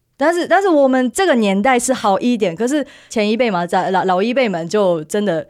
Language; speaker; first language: Chinese; non-native, fluent; Japanese